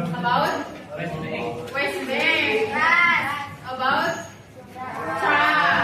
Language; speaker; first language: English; non-native, learner; Indonesian